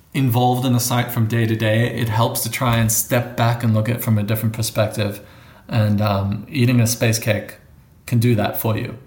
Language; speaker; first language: English; native; English